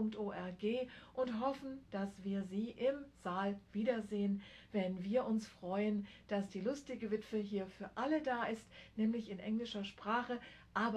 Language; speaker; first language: German; native; German